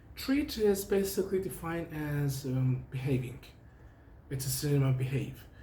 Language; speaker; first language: English; non-native, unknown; Persian